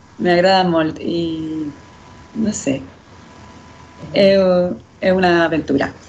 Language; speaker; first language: Catalan; non-native, learner; Spanish